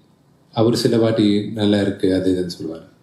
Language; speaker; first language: Tamil; early bilingual, heritage; Telugu